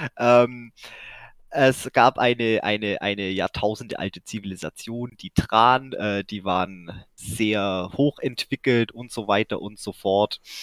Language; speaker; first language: German; native; German